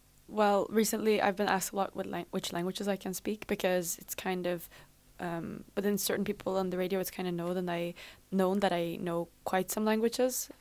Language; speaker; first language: English; non-native, fluent; Dutch